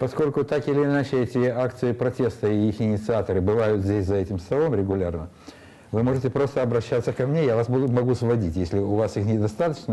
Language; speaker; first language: Russian; native; Russian